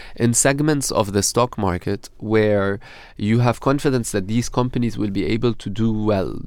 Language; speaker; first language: English; non-native, fluent; Arabic